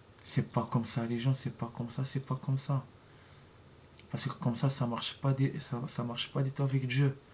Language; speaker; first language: French; non-native, learner; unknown